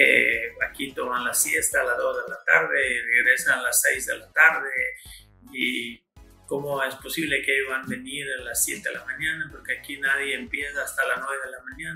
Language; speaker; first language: Spanish; non-native, fluent; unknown